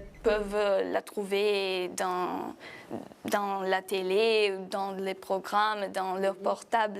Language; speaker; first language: French; non-native, fluent; Italian